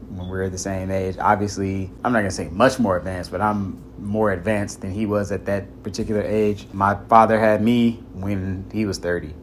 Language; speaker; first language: English; native; English